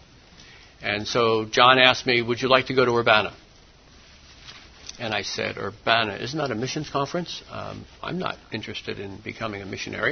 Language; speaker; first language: English; native; English